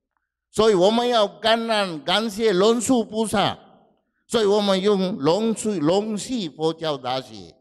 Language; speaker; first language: Chinese; non-native, fluent; Sinhala